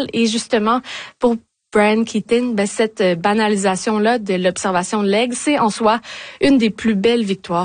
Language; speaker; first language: French; native; French